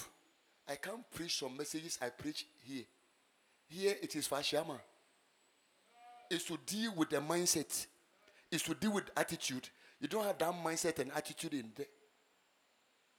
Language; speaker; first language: English; non-native, local second language; Akan